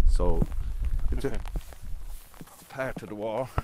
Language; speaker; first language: English; native; English